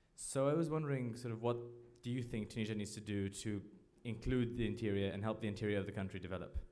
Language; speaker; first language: English; non-native, fluent; Arabic